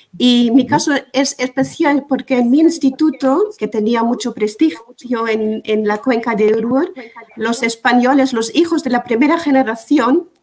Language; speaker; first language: Spanish; non-native, fluent; German